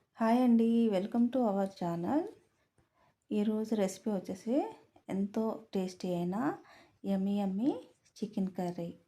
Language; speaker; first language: Telugu; native; Telugu